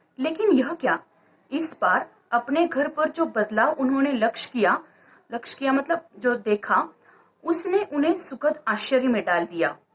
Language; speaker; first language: Hindi; non-native, local second language; Marathi